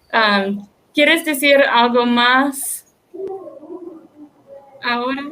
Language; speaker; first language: Spanish; non-native, learner; English